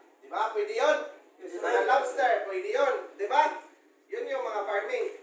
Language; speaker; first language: Filipino; non-native, local second language; Cebuano